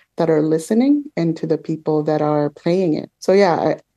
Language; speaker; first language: English; non-native, local second language; Filipino